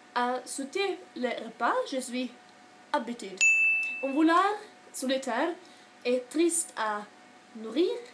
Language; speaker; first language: French; non-native, learner; Swedish